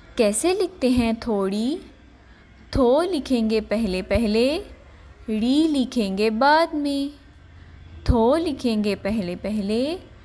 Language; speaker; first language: Urdu; non-native, local second language; Punjabi